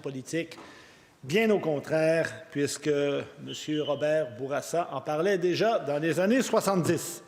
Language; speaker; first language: French; native; French